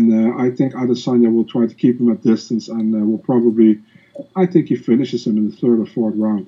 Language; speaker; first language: English; non-native, fluent; Dutch